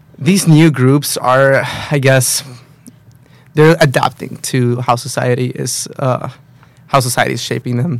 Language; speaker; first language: English; early bilingual, other home language; Spanish